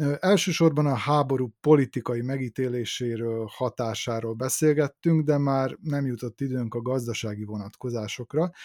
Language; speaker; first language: Hungarian; native; Hungarian